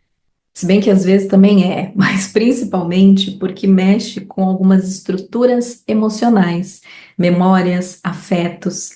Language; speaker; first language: Portuguese; native; Portuguese